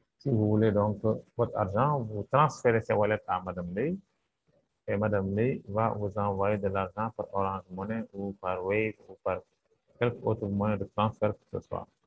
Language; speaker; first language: French; non-native, local second language; Wolof